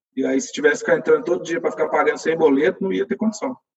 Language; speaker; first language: Portuguese; native; Portuguese